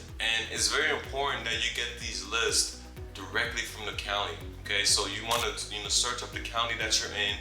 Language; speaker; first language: English; native; English